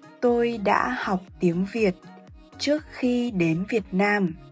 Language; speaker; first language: Vietnamese; non-native, fluent; Korean